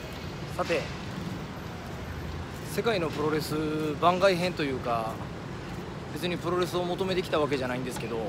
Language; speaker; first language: Japanese; native; Japanese